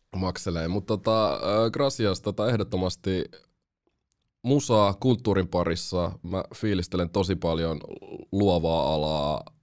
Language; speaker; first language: Finnish; early bilingual, other home language; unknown